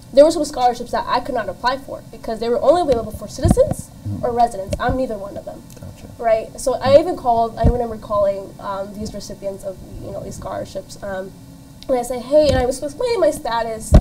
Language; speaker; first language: English; native; English